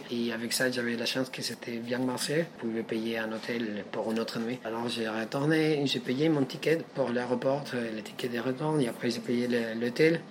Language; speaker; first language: French; non-native, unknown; Spanish